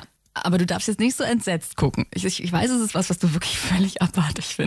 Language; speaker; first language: German; native; German